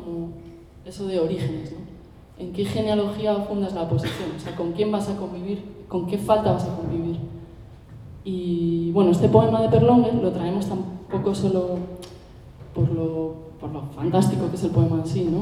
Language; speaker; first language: Spanish; native; Spanish